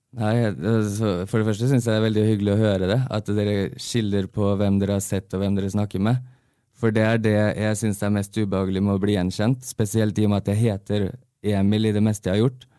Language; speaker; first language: Norwegian; early bilingual, heritage; Norwegian